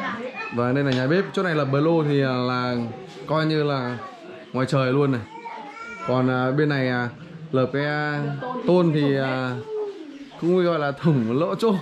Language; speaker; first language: Vietnamese; native; Vietnamese